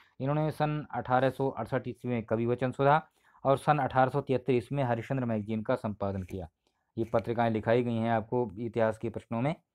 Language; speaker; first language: Hindi; native; Hindi